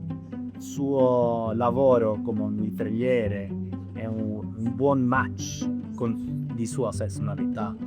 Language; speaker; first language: Italian; non-native, learner; Norwegian